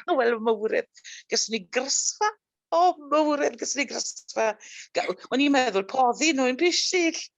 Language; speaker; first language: Welsh; native; Welsh